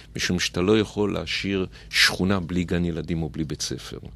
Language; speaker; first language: Hebrew; native; Hebrew